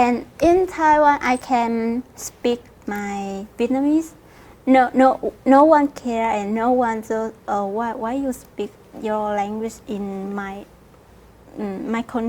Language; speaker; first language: English; non-native, learner; Vietnamese